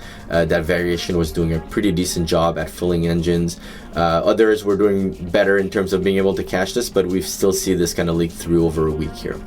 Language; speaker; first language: English; native; English